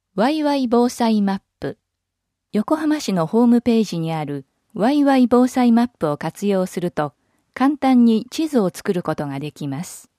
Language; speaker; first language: Japanese; native; Japanese